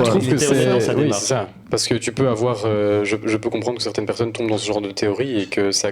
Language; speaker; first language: French; native; French